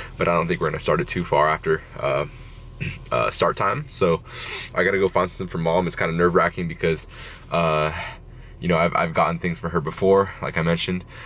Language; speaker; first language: English; native; English